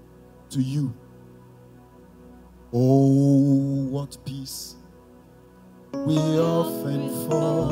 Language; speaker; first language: English; non-native, local second language; Ga